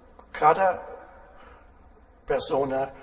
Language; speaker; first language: Spanish; non-native, fluent; German